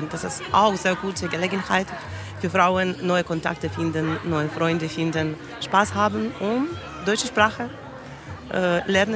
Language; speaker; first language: German; non-native, learner; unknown